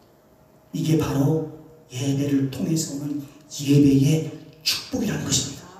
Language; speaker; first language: Korean; native; Korean